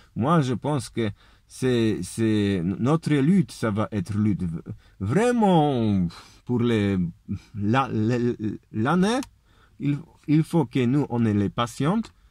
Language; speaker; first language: French; non-native, learner; Polish